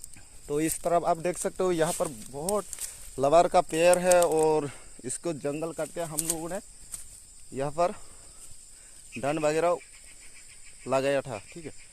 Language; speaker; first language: Hindi; non-native, local second language; Kok Borok